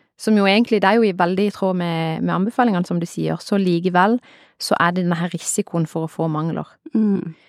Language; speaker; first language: Norwegian; native; Norwegian